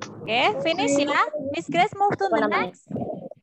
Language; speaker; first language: English; non-native, fluent; Indonesian